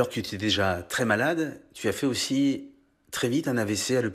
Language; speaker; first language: French; native; French